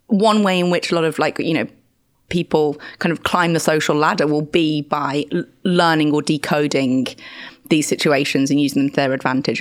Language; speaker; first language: English; native; English